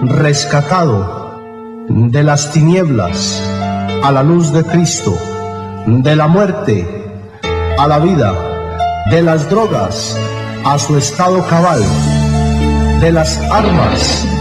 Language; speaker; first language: Spanish; native; Spanish